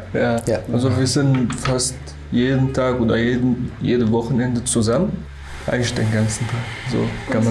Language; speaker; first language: German; non-native, fluent; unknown